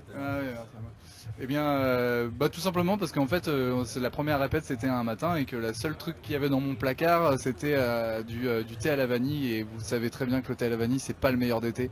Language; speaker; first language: French; native; French